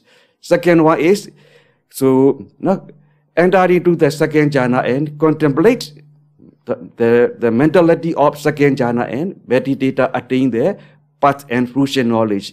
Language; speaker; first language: English; non-native, learner; Burmese